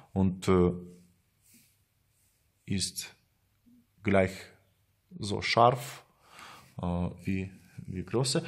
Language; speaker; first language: German; non-native, learner; Russian